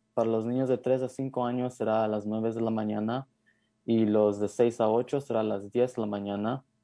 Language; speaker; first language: Spanish; early bilingual, heritage; Spanish